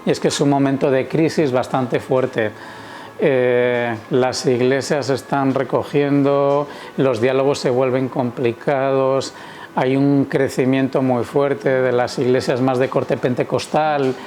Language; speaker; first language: Spanish; native; Spanish